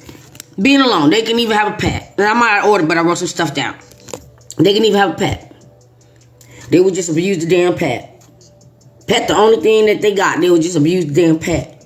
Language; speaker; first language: English; native; English